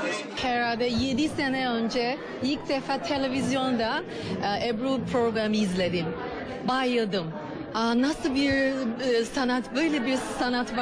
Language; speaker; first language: Turkish; non-native, learner; Chinese